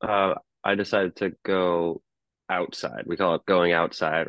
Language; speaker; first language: English; native; English